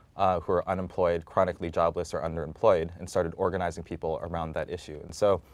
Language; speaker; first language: English; native; English